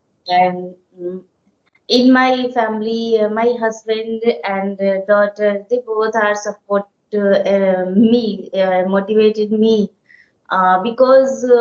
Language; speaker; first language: English; non-native, learner; Hindi